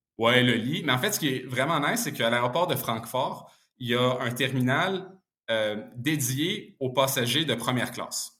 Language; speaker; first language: French; early bilingual, other home language; Bosnian